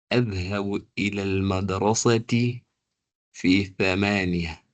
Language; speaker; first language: Arabic; non-native, learner; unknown